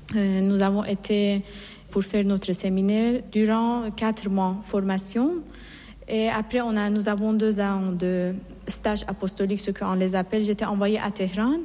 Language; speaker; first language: French; non-native, fluent; Persian